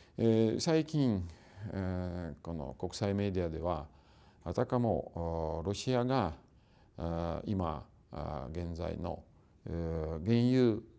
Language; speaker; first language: Japanese; non-native, fluent; Russian